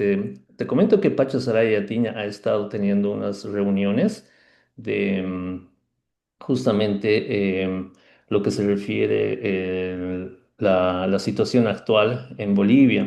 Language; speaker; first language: Spanish; native; Spanish